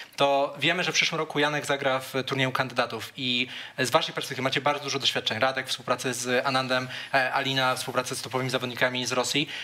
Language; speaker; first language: Polish; native; Polish